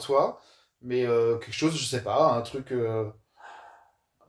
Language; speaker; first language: French; native; French